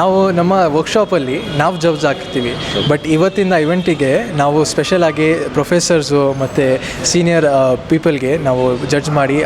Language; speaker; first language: Kannada; non-native, local second language; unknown